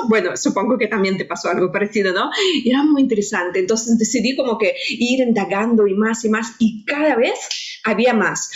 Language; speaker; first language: Spanish; non-native, fluent; Russian